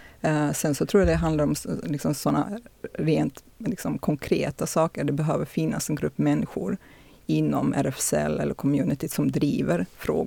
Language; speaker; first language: Swedish; native; Swedish